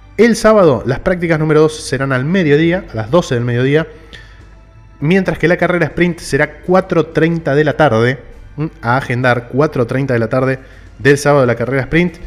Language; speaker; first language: Spanish; native; Spanish